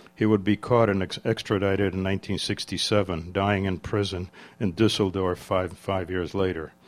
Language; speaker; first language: English; early bilingual, other home language; Czech